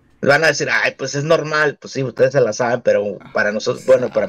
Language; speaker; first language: Spanish; native; Spanish